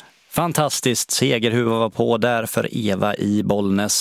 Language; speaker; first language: Swedish; native; Swedish